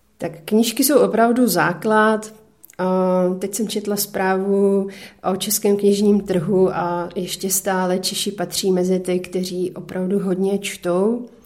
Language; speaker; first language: Czech; native; Czech